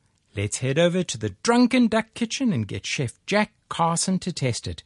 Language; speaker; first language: English; native; English